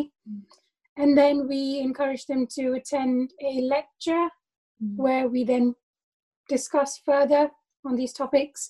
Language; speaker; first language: English; non-native, local second language; Tamil